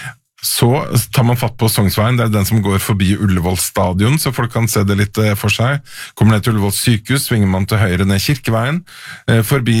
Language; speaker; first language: Norwegian; native; Norwegian